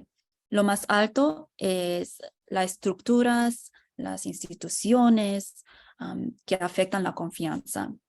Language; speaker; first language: Spanish; non-native, fluent; English